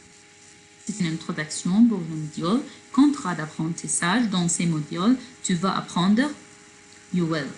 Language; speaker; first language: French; non-native, fluent; Arabic